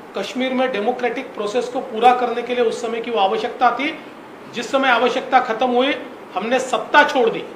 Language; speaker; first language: Hindi; non-native, local second language; Marathi